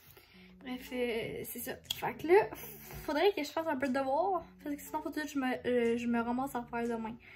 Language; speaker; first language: French; native; French